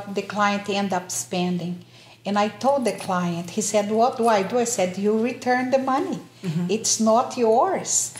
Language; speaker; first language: English; non-native, fluent; Portuguese